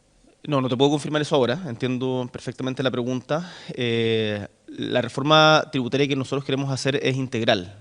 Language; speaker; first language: Spanish; native; Spanish